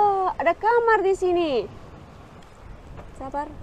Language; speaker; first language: Indonesian; non-native, learner; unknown